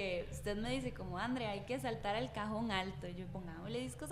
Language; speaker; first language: Spanish; native; Spanish